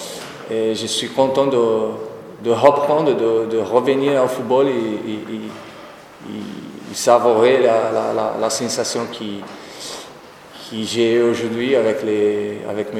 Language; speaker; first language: French; non-native, fluent; Portuguese